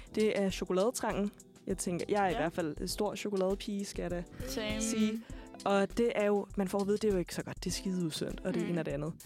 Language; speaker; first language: Danish; native; Danish